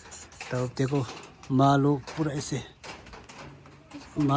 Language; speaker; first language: Hindi; non-native, local second language; Tibetan